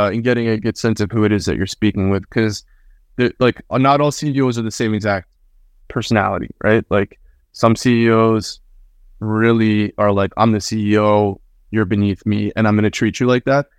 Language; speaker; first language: English; early bilingual, other home language; Spanish